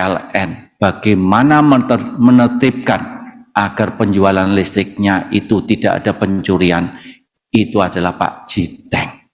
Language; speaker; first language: Indonesian; native; Indonesian